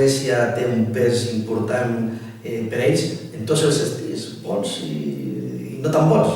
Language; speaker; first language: Catalan; non-native, local second language; Spanish